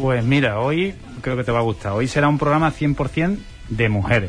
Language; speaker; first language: Spanish; native; Spanish